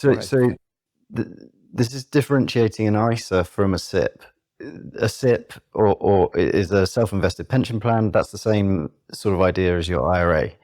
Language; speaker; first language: English; native; English